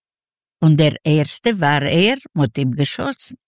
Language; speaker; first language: German; non-native, learner; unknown